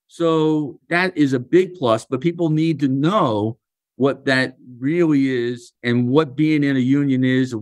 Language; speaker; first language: English; native; English